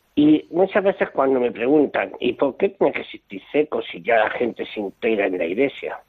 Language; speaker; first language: Spanish; native; Spanish